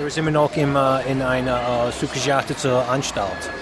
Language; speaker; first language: German; non-native, fluent; English